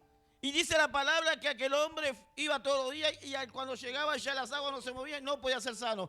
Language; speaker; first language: Spanish; native; Spanish